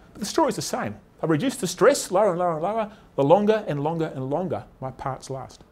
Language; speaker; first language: English; native; English